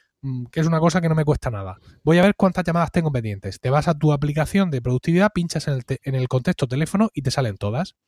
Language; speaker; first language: Spanish; native; Spanish